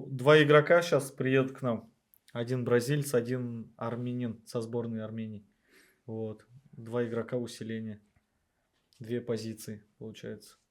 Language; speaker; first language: Russian; native; Russian